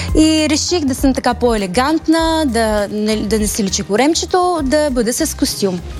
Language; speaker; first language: Bulgarian; early bilingual, heritage; Bulgarian